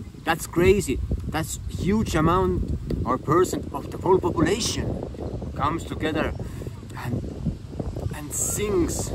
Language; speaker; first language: English; non-native, fluent; Estonian